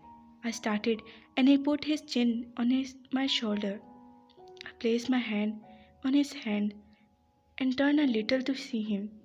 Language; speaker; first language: English; non-native, local second language; Urdu